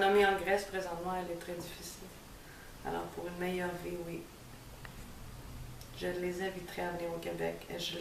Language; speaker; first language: French; early bilingual, other home language; Greek